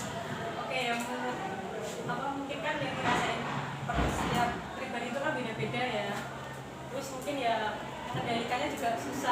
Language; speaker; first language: Indonesian; native; Indonesian